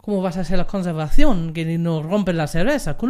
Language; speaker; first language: Spanish; non-native, learner; German